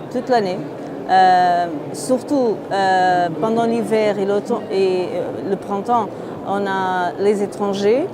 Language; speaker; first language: French; non-native, fluent; Portuguese